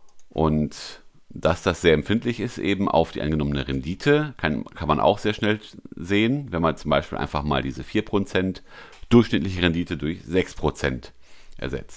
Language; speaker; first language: German; native; German